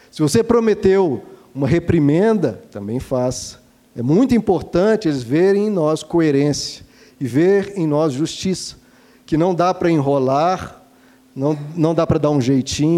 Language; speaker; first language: Portuguese; native; Portuguese